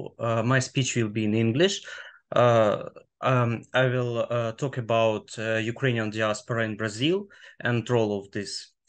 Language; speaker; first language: English; non-native, fluent; Ukrainian